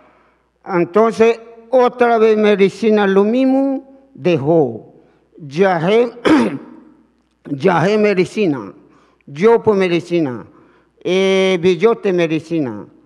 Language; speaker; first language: Spanish; non-native, learner; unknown